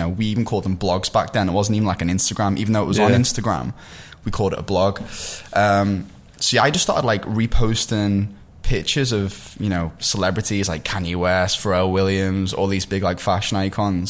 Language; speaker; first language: English; native; English